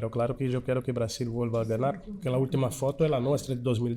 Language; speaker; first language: Spanish; non-native, fluent; Portuguese